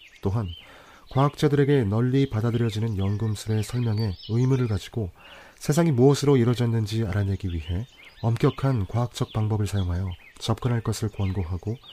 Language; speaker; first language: Korean; native; Korean